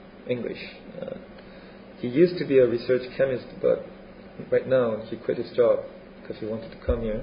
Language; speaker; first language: English; non-native, fluent; Korean